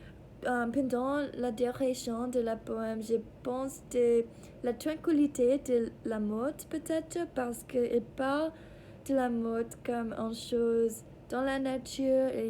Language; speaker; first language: French; non-native, learner; English